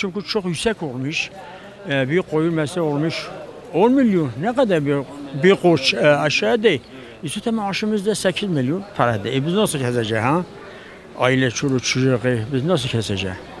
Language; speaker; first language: Turkish; non-native, local second language; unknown